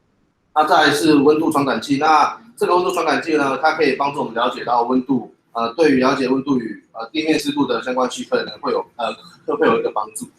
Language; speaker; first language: Chinese; native; Chinese